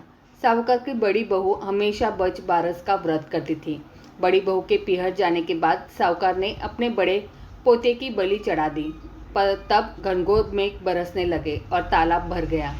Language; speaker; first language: Hindi; native; Hindi